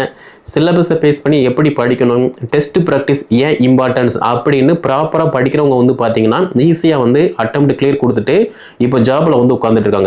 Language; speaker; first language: Tamil; native; Tamil